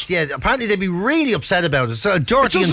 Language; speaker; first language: English; native; English